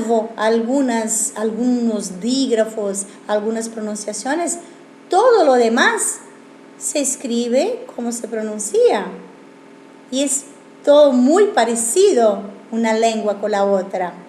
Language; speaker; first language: Spanish; non-native, fluent; Italian